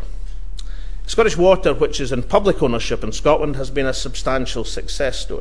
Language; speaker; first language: English; native; English